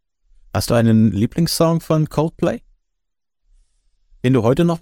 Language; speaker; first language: German; native; German